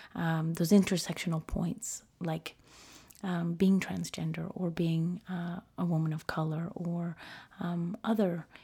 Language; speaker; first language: English; early bilingual, other home language; Spanish